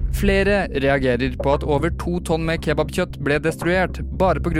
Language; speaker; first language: Norwegian; native; Norwegian